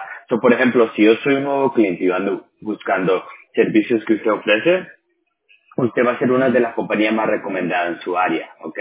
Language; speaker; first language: Spanish; early bilingual, other home language; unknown